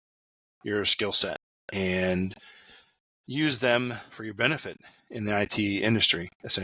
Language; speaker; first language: English; native; English